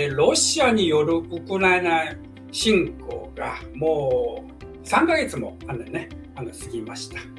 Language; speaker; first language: Japanese; non-native, fluent; Chinese